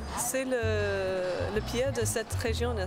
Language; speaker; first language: French; non-native, learner; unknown